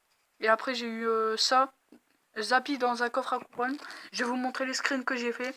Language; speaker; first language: French; native; French